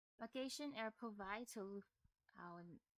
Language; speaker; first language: Danish; non-native, learner; English